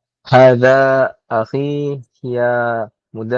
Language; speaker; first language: Arabic; non-native, learner; Malay